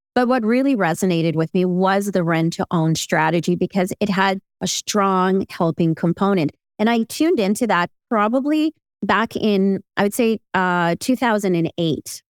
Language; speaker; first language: English; early bilingual, other home language; Ukrainian